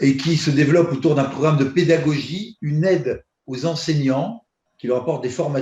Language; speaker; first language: French; native; French